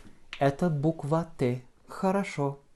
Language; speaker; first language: Russian; non-native, fluent; French